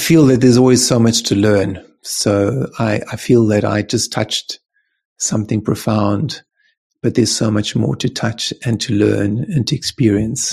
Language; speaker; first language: English; native; English